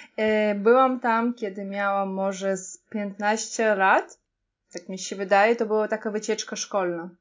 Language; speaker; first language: Polish; non-native, fluent; Russian